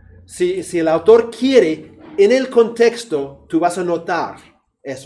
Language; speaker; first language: Spanish; non-native, fluent; English